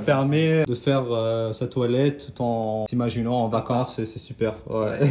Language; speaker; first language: French; native; French